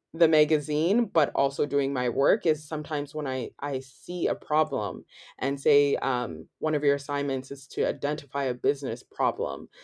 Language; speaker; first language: English; native; English